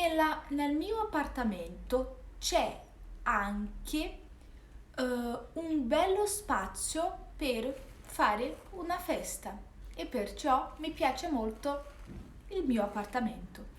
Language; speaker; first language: Italian; non-native, fluent; Portuguese